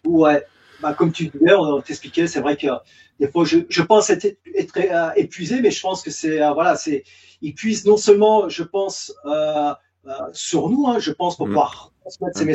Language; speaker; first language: French; native; French